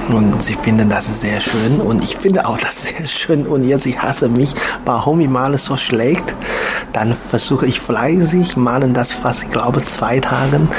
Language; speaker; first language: German; non-native, learner; Chinese